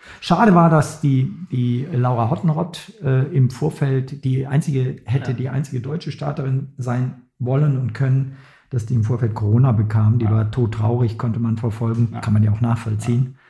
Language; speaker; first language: German; native; German